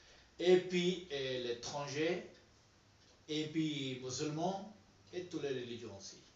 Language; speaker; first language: French; non-native, learner; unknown